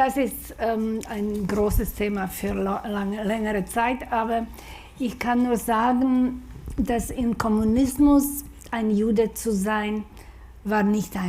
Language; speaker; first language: German; non-native, fluent; Slovak